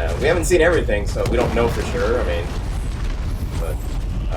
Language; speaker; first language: English; native; English